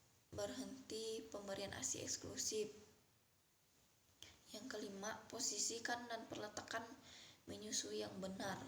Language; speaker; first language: Indonesian; native; Indonesian